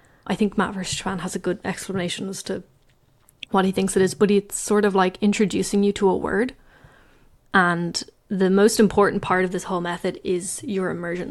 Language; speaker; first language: English; native; English